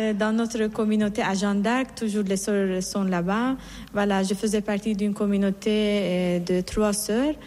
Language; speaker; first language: French; non-native, fluent; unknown